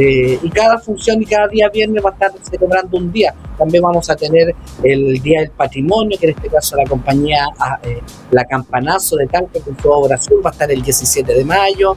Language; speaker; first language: Spanish; native; Spanish